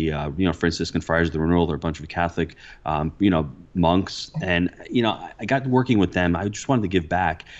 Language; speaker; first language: English; early bilingual, other home language; Italian